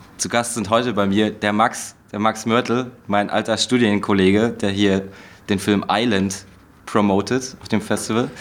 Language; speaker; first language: German; native; German